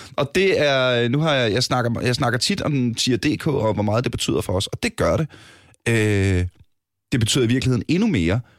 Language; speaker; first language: Danish; native; Danish